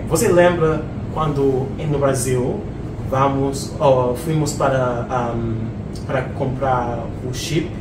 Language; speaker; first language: Portuguese; non-native, learner; English